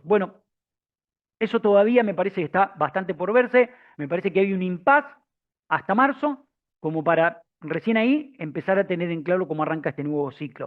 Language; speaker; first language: Spanish; native; Spanish